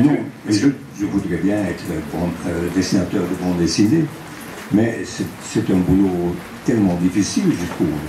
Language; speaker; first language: French; non-native, local second language; Dutch